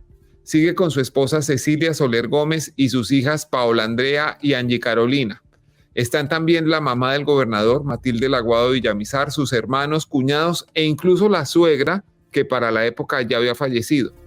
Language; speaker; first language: Spanish; native; Spanish